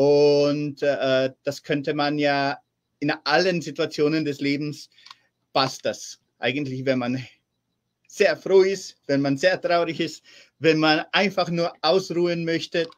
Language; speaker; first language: German; early bilingual, heritage; German